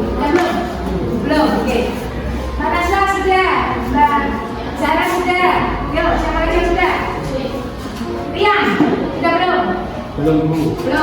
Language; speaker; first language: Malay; non-native, local second language; Javanese